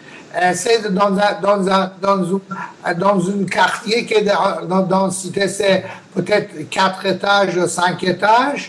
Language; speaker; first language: French; non-native, learner; Persian